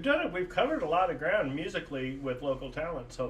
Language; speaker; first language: English; native; English